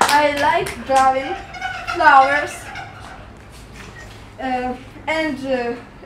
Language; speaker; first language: English; non-native, learner; Ukrainian